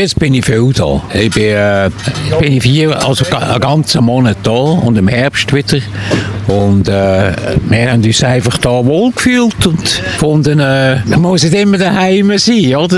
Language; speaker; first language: German; native; German